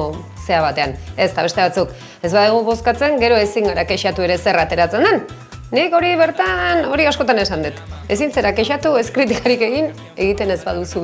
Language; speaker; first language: Basque; native; Basque